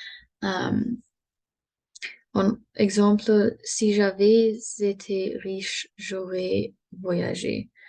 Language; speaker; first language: French; non-native, learner; English